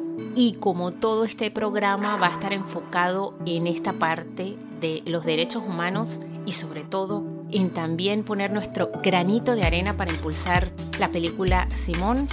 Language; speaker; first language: Spanish; native; Spanish